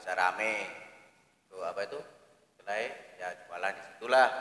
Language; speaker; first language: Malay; non-native, local second language; Javanese